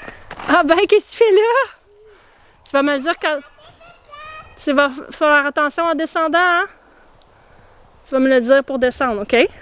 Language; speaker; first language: French; native; French